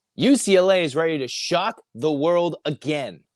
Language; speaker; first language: English; native; English